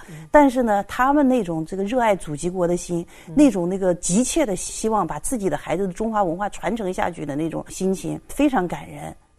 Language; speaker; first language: Chinese; native; Chinese